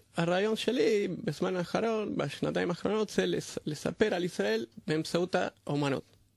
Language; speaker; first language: Hebrew; non-native, fluent; Spanish